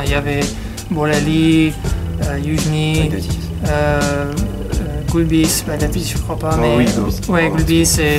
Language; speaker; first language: French; non-native, fluent; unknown